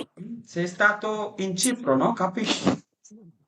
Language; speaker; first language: Italian; non-native, fluent; Bangla